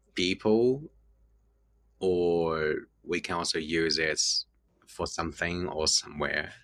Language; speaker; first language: English; non-native, fluent; Chinese